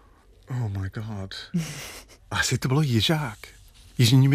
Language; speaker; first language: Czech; non-native, fluent; English